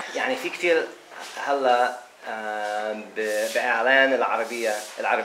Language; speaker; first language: Arabic; non-native, learner; English